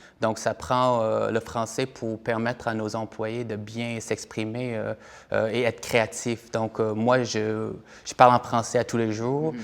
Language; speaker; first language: French; non-native, fluent; English